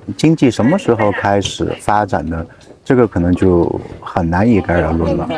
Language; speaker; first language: Chinese; native; Chinese